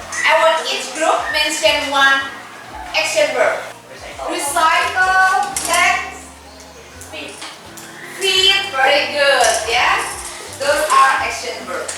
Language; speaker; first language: English; non-native, fluent; Indonesian